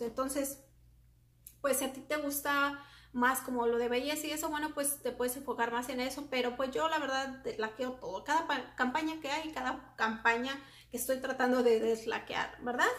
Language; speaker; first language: Spanish; native; Spanish